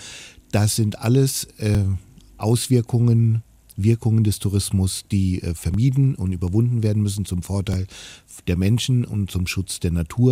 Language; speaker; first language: German; native; German